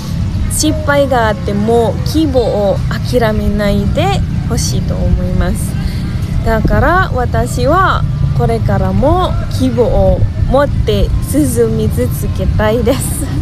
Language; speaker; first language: Japanese; non-native, learner; Indonesian